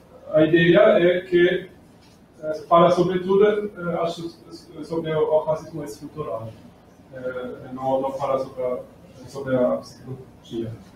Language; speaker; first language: Portuguese; non-native, learner; German